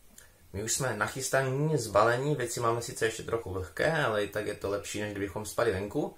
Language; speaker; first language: Czech; native; Czech